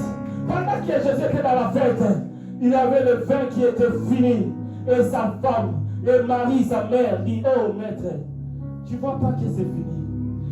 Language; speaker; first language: French; non-native, local second language; Lingala